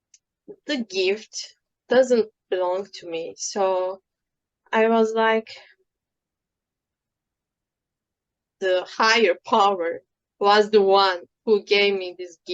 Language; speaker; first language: English; non-native, fluent; Turkish